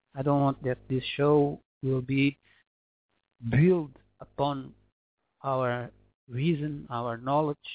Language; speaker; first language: English; non-native, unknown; Portuguese